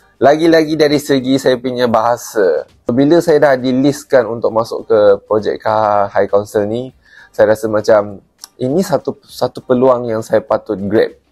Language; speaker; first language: Malay; non-native, local second language; Chinese